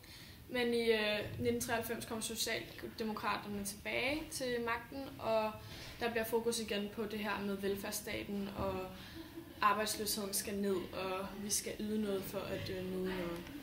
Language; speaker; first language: Danish; native; Danish